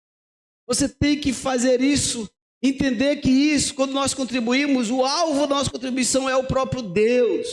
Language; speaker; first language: Portuguese; native; Portuguese